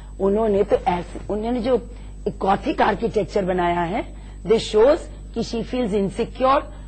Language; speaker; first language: Hindi; native; Hindi